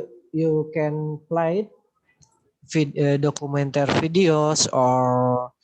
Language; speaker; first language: English; non-native, learner; Indonesian